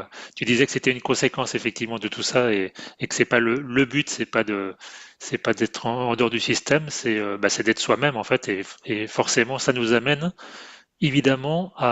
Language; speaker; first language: French; native; French